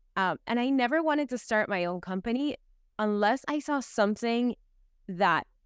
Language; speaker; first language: English; early bilingual, other home language; Spanish